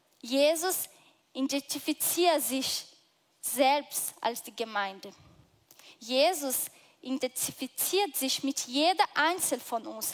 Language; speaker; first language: German; non-native, fluent; Portuguese